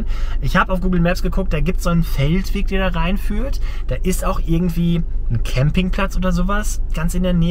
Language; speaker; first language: German; native; German